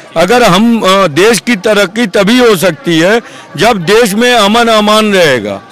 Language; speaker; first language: Hindi; native; Hindi